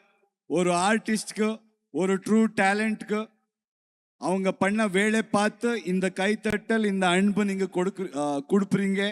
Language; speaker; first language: Tamil; non-native, learner; Kannada